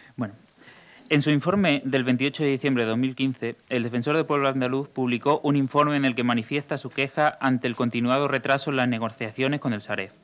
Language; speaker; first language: Spanish; native; Spanish